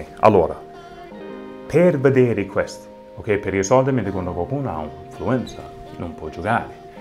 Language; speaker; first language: Italian; non-native, fluent; English